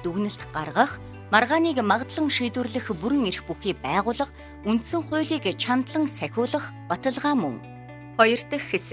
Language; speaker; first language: Mongolian; native; Mongolian